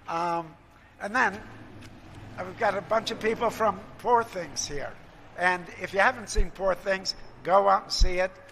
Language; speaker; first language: English; native; English